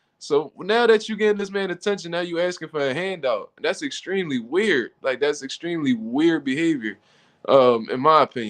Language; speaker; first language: English; native; English